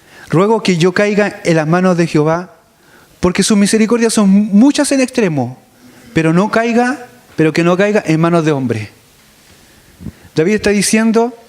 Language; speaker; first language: Spanish; native; Spanish